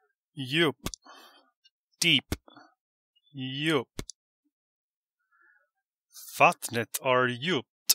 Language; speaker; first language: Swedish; non-native, learner; English